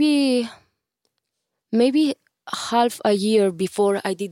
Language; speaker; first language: English; non-native, fluent; Spanish